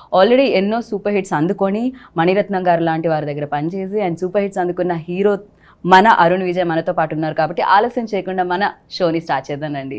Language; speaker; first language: Telugu; native; Telugu